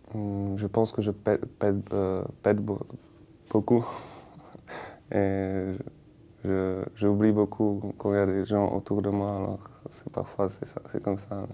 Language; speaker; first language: French; non-native, learner; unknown